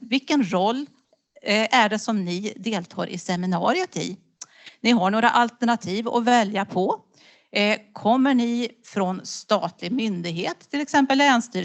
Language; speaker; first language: Swedish; native; Swedish